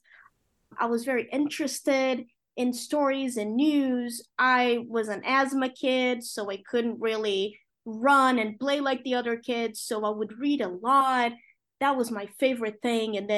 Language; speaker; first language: English; non-native, fluent; Portuguese